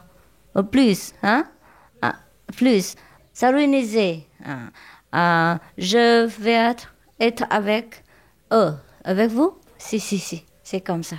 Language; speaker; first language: French; non-native, learner; Chinese